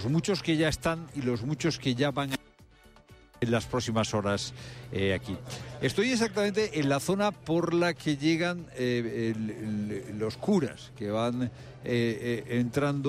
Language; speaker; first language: Spanish; native; Spanish